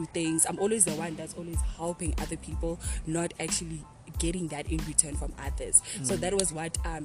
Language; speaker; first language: English; non-native, local second language; Xhosa